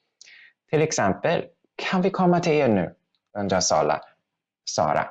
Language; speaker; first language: Swedish; non-native, fluent; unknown